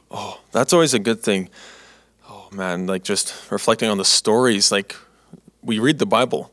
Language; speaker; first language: English; native; English